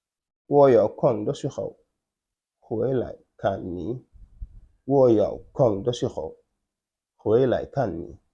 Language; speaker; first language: Chinese; non-native, fluent; Wolof